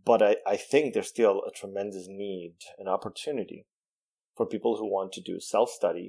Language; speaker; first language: English; non-native, fluent; Spanish